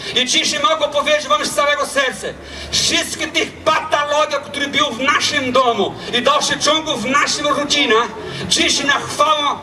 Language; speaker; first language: Polish; non-native, learner; Portuguese